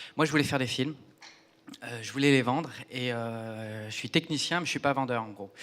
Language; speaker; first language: French; native; French